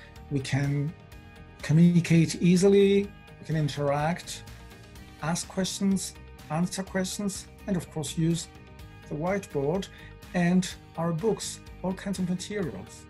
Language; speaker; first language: English; non-native, fluent; French